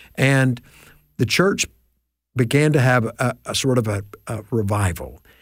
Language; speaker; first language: English; native; English